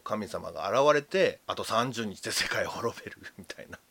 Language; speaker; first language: Japanese; native; Japanese